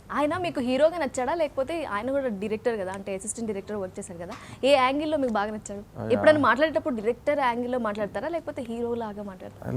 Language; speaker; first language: Telugu; native; Telugu